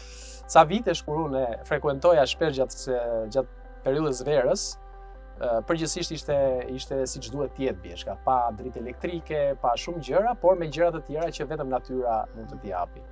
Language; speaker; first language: Albanian; native; Albanian